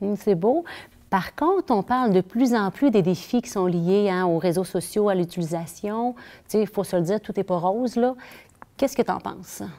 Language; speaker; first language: French; native; French